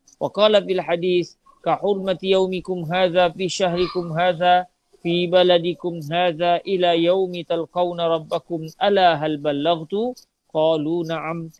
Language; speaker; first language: Arabic; non-native, fluent; Malay